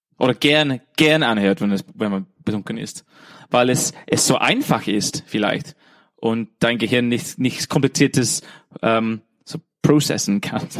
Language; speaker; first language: German; non-native, fluent; English